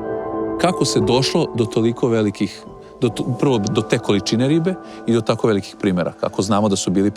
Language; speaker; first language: Croatian; native; Croatian